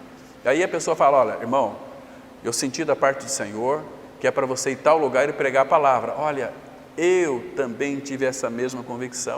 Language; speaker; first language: Portuguese; native; Portuguese